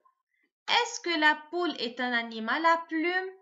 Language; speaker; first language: French; non-native, local second language; Arabic